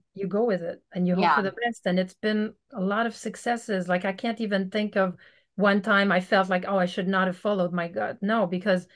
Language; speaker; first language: English; native; English